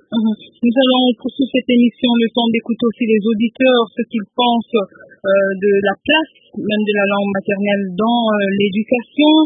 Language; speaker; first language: French; non-native, local second language; Lingala